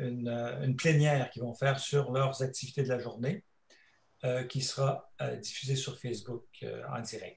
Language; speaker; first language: French; native; French